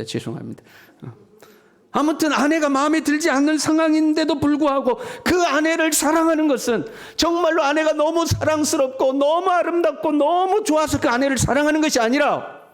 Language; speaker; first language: Korean; native; Korean